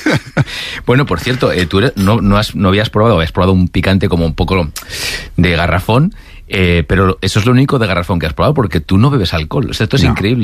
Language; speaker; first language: Spanish; native; Spanish